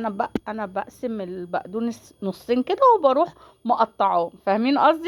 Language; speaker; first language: Arabic; native; Arabic